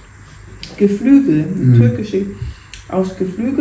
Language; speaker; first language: German; non-native, learner; Filipino